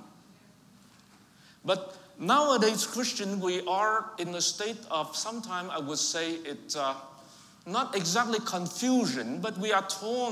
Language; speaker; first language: English; non-native, fluent; Vietnamese